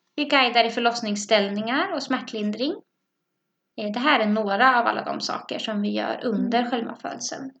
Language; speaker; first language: Swedish; native; Swedish